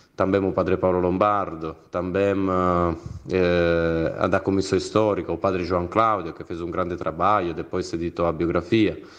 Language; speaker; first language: Portuguese; non-native, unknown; Italian